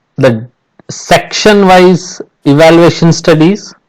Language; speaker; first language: English; non-native, local second language; Kannada